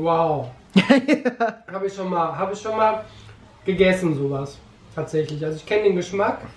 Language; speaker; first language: German; native; German